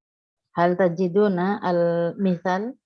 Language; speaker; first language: Arabic; non-native, fluent; Indonesian